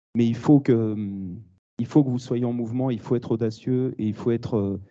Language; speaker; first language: French; native; French